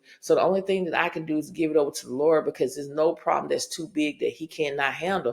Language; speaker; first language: English; native; English